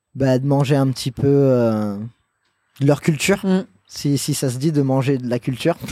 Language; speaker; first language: French; non-native, fluent; English